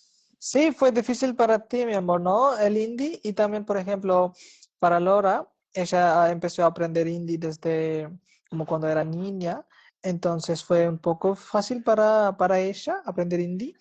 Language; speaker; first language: Spanish; non-native, fluent; Hindi